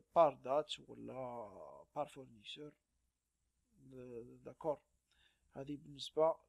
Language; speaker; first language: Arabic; native; Arabic